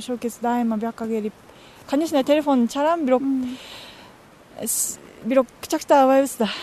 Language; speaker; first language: Kyrgyz; non-native, learner; Japanese